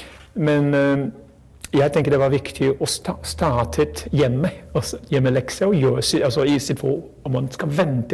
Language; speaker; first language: Norwegian; non-native, fluent; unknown